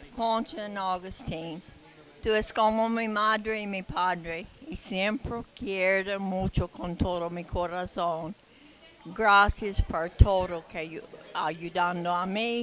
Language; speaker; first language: Spanish; non-native, learner; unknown